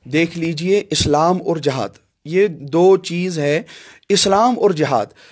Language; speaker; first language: Hindi; non-native, local second language; Kashmiri